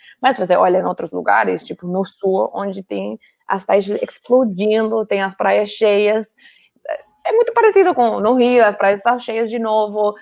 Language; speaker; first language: Portuguese; non-native, fluent; English